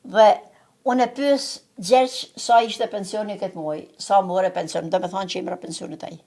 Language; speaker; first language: Albanian; native; Albanian